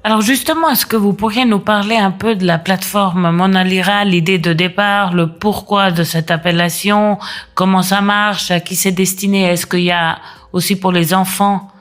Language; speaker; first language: French; native; French